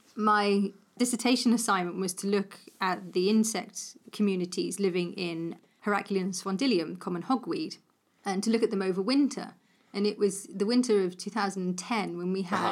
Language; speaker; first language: English; native; English